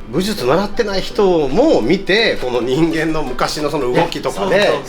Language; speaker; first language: Japanese; native; Japanese